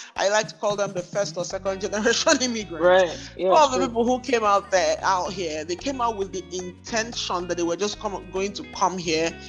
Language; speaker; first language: English; non-native, local second language; Igbo